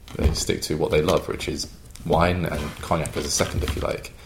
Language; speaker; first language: English; native; English